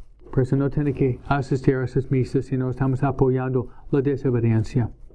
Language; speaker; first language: Spanish; non-native, fluent; English